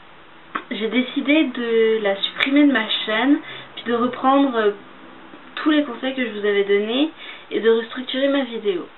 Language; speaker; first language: French; native; French